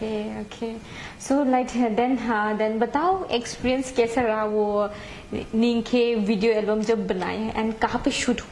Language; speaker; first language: Hindi; non-native, local second language; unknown